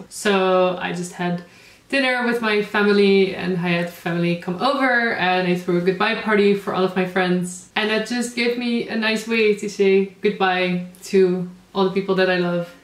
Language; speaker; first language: English; non-native, fluent; Dutch